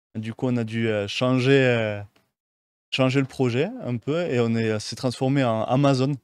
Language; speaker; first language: French; native; French